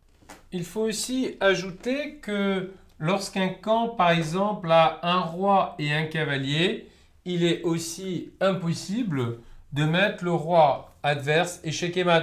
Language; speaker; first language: French; native; French